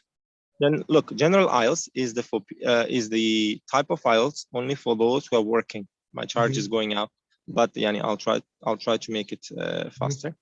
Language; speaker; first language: English; non-native, fluent; Uzbek